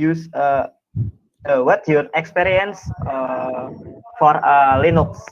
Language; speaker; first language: English; non-native, learner; Indonesian